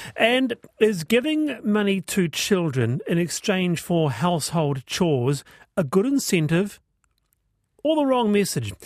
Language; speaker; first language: English; native; English